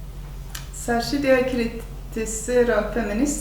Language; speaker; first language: Swedish; non-native, fluent; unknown